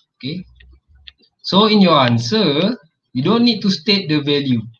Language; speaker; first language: English; non-native, local second language; Malay